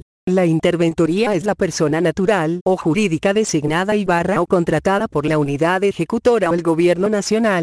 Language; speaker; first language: Spanish; native; Spanish